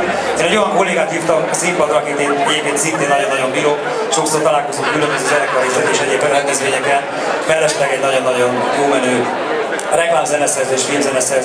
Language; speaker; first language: Hungarian; native; Hungarian